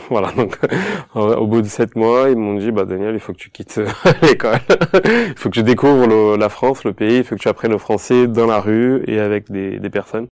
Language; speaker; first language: French; non-native, fluent; Portuguese